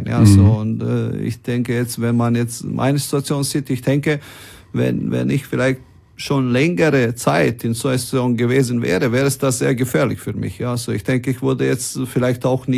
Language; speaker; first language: German; non-native, fluent; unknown